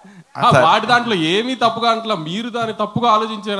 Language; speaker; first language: Telugu; native; Telugu